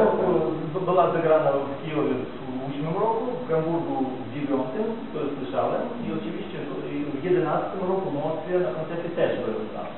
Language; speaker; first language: Polish; non-native, learner; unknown